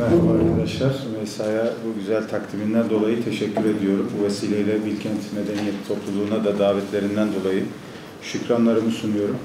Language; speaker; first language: Turkish; native; Turkish